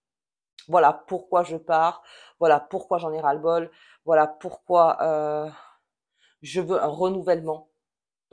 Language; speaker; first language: French; native; French